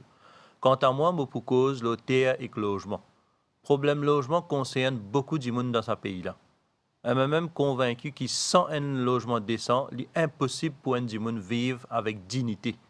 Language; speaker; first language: French; non-native, local second language; Morisyen